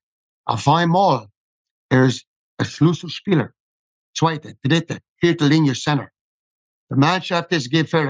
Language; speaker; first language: German; non-native, fluent; English